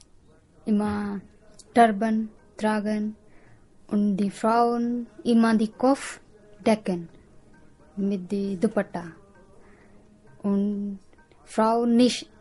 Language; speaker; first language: German; non-native, learner; Punjabi